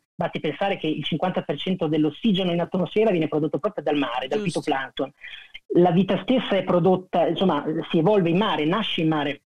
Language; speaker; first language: Italian; native; Italian